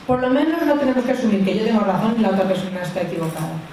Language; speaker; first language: Spanish; native; Spanish